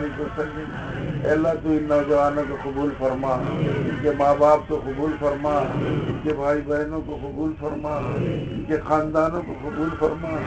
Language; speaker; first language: Urdu; native; Urdu